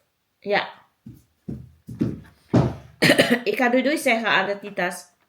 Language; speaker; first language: Dutch; non-native, learner; Cebuano